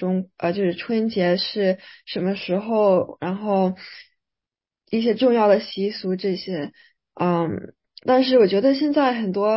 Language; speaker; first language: Chinese; early bilingual, other home language; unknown